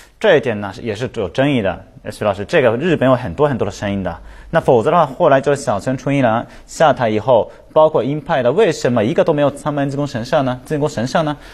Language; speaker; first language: Chinese; non-native, fluent; Japanese